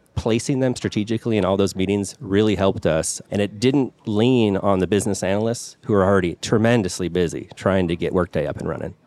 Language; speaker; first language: English; native; English